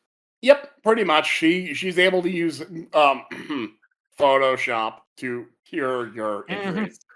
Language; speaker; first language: English; native; English